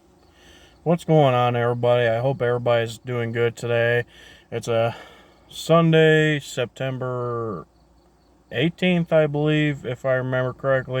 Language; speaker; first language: English; native; English